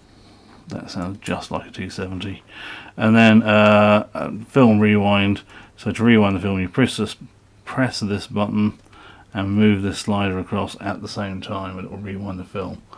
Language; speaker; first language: English; native; English